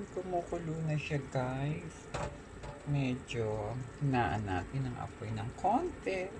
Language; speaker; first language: Filipino; native; Filipino